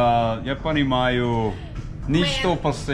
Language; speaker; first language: Russian; non-native, learner; English